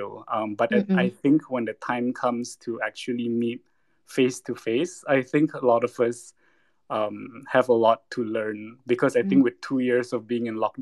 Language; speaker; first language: English; non-native, local second language; Malay